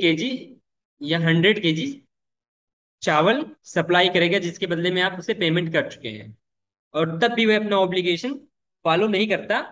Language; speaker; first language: Hindi; native; Hindi